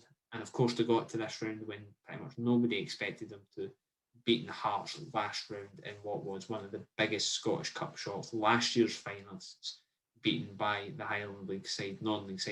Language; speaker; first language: English; native; English